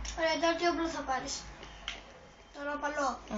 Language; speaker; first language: Greek; native; Greek